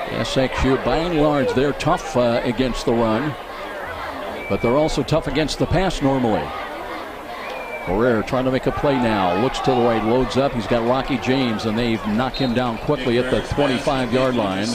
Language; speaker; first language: English; native; English